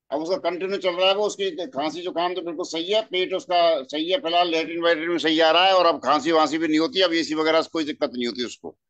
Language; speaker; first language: Hindi; native; Hindi